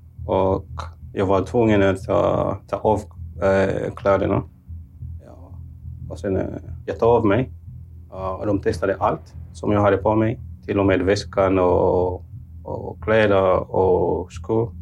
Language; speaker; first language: Swedish; non-native, fluent; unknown